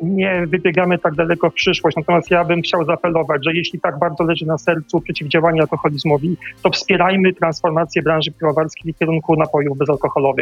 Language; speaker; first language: Polish; native; Polish